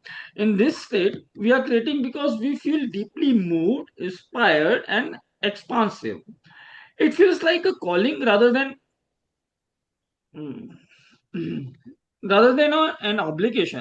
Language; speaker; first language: English; non-native, local second language; Hindi